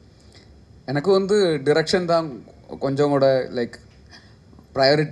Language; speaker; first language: Tamil; non-native, learner; Malayalam